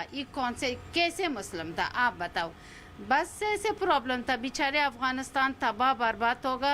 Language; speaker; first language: Hindi; non-native, learner; Persian